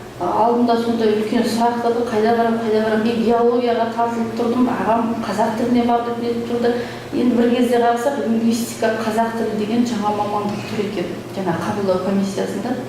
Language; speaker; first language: Kazakh; non-native, local second language; Russian